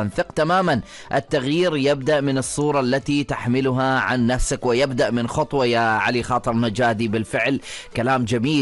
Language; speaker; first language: Arabic; native; Arabic